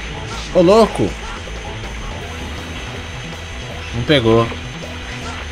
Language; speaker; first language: Portuguese; native; Portuguese